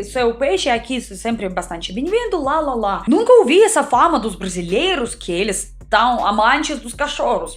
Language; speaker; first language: Portuguese; non-native, fluent; Russian